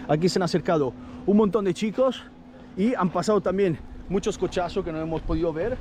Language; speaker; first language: Spanish; non-native, fluent; Italian